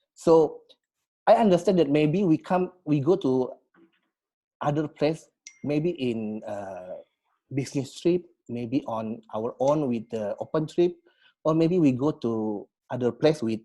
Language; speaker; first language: English; non-native, learner; Indonesian